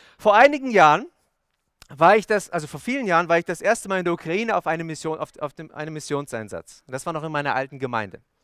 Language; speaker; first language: German; early bilingual, other home language; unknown